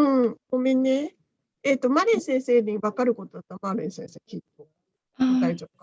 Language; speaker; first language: Japanese; native; Japanese